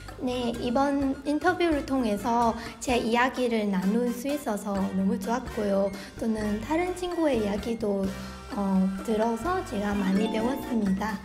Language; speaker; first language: Korean; non-native, fluent; Vietnamese